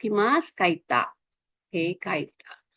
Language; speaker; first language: Japanese; non-native, fluent; Filipino